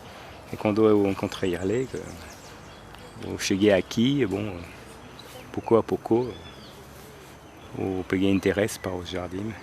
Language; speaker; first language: Portuguese; non-native, fluent; French